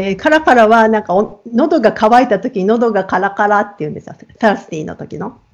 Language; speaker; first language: Japanese; native; Japanese